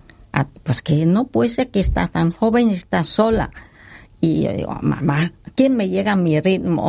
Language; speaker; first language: Spanish; non-native, learner; Khmer